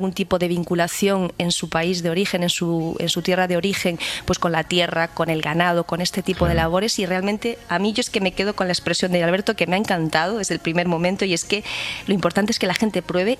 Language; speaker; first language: Spanish; native; Spanish